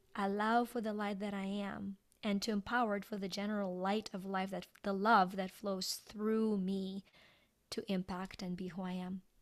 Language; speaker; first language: English; non-native, fluent; Ukrainian